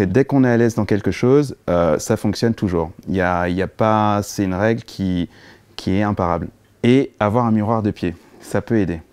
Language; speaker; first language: French; native; French